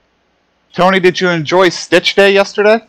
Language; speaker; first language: English; native; English